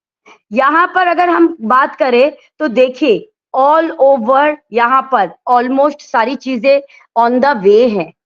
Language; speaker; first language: Hindi; native; Hindi